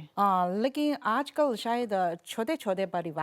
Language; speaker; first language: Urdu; non-native, learner; Chinese